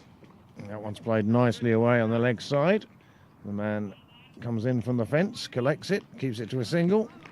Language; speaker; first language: English; native; English